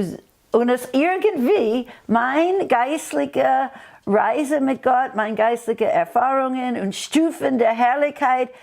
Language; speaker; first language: German; non-native, fluent; English